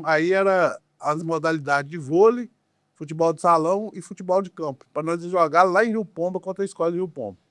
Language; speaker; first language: Portuguese; native; Portuguese